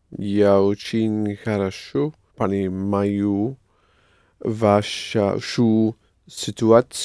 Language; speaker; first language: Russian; non-native, learner; English